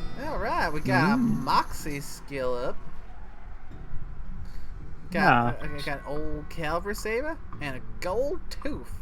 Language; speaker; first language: English; native; English